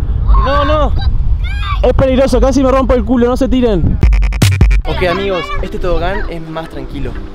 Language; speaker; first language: Spanish; native; Spanish